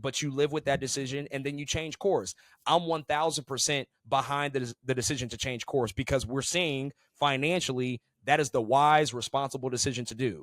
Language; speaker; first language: English; native; English